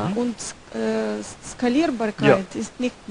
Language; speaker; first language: German; non-native, learner; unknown